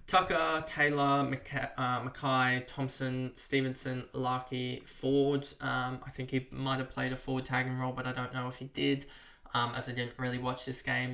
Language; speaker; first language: English; native; English